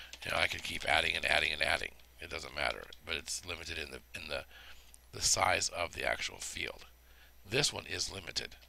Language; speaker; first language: English; native; English